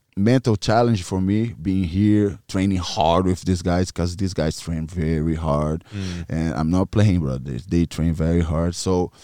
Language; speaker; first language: English; non-native, fluent; Portuguese